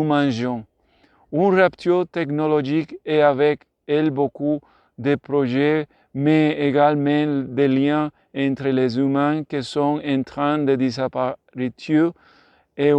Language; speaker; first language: French; non-native, learner; Spanish